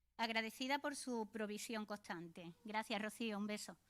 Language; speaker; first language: Spanish; native; Spanish